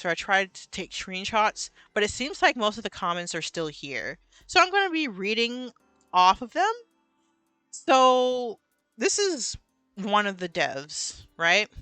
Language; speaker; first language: English; native; English